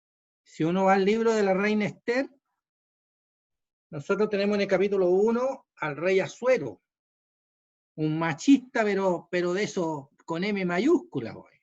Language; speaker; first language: Spanish; native; Spanish